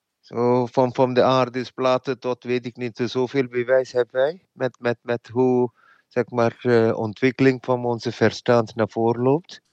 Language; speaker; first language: Dutch; non-native, fluent; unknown